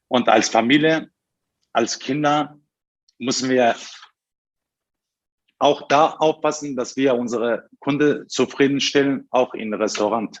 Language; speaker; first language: German; non-native, fluent; Turkish